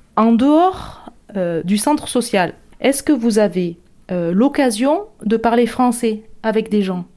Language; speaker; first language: French; native; French